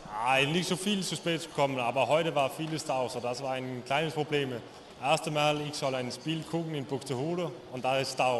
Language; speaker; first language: German; non-native, learner; Danish